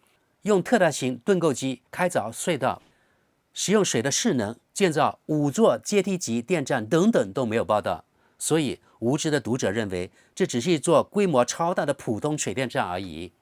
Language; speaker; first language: Chinese; native; Chinese